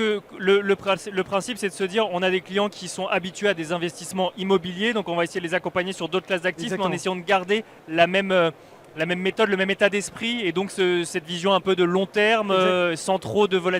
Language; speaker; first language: French; native; French